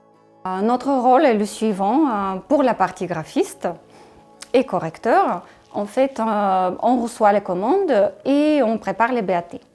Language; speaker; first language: French; non-native, fluent; Bulgarian